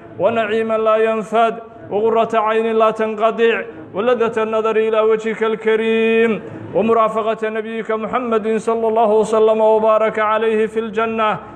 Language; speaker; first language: Arabic; non-native, local second language; Somali